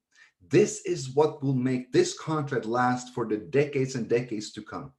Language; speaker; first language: English; non-native, fluent; Swedish